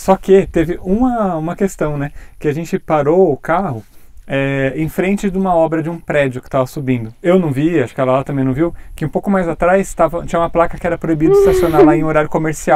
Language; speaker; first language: Portuguese; native; Portuguese